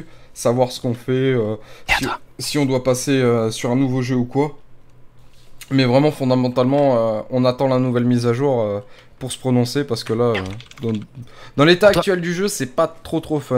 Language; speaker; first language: French; native; French